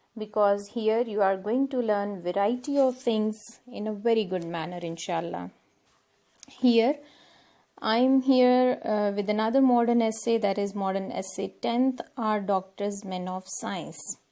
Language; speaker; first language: English; non-native, local second language; Urdu